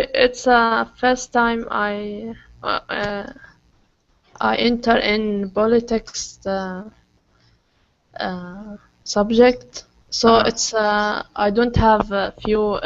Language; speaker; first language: English; non-native, learner; Arabic